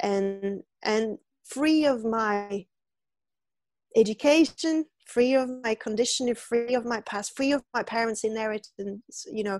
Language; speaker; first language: English; non-native, fluent; French